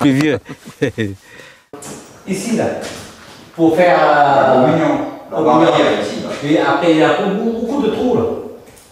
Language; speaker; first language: French; early bilingual, heritage; Vietnamese